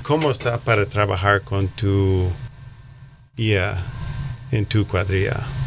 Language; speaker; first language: Spanish; non-native, learner; English